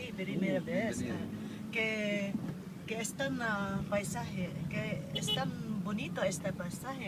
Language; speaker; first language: Spanish; non-native, learner; Filipino